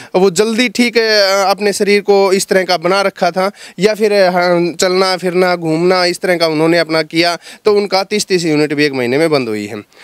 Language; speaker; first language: Hindi; native; Hindi